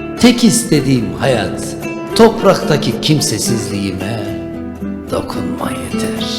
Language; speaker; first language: Turkish; native; Turkish